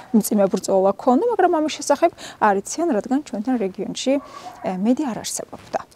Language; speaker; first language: Georgian; non-native, local second language; Azerbaijani